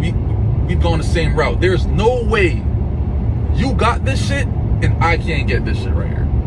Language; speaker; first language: English; native; English